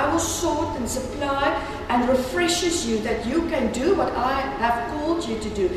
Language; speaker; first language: English; non-native, local second language; Afrikaans